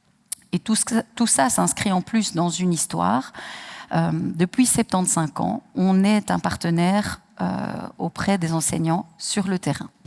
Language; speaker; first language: French; native; French